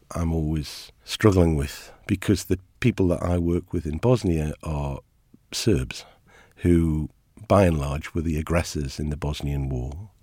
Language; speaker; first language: English; native; English